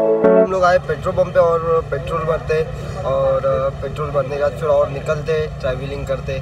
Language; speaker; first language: Hindi; non-native, local second language; Marathi